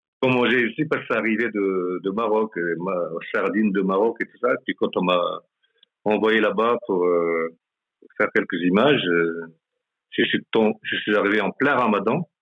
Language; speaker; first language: French; non-native, local second language; Malagasy